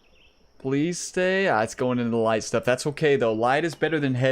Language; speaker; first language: English; native; English